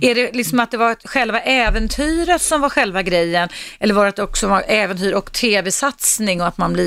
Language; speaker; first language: Swedish; native; Swedish